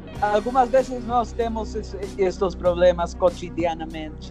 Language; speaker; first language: Portuguese; non-native, fluent; Spanish